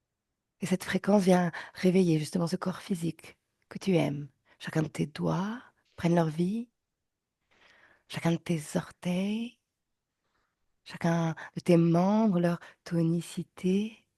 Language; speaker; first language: French; native; French